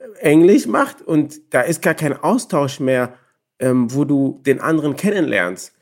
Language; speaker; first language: German; early bilingual, other home language; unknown